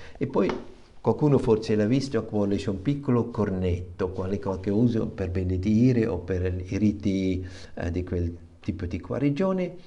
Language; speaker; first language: Italian; non-native, fluent; German